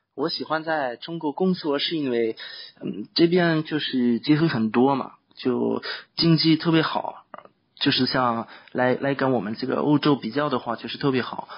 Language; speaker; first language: Chinese; non-native, fluent; French